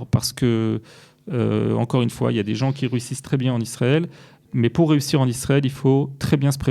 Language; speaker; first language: French; native; French